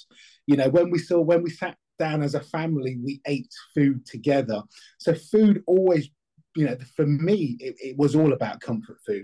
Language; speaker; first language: English; native; English